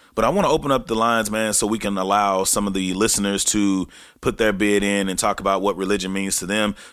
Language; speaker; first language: English; native; English